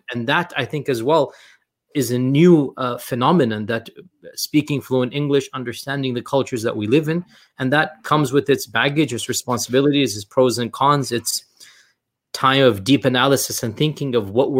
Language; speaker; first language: English; native; English